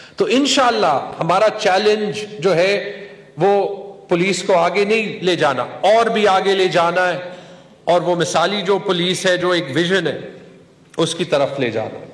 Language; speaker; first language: Urdu; non-native, local second language; Pashto